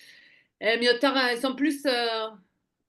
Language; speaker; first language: French; non-native, fluent; Hebrew